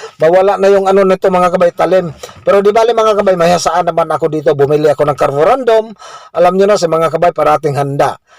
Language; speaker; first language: Filipino; non-native, local second language; Cebuano